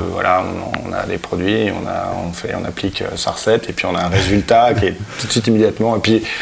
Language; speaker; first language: French; native; French